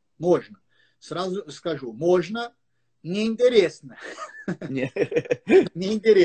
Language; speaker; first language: Russian; non-native, learner; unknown